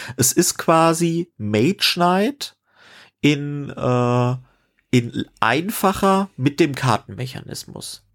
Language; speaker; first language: German; native; German